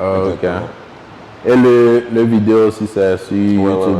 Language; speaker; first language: French; non-native, local second language; Ewe